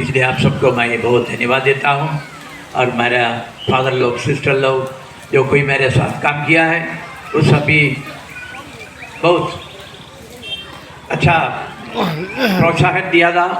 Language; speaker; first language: Hindi; non-native, local second language; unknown